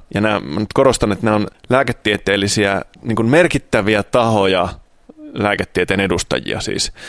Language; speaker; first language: Finnish; early bilingual, other home language; Italian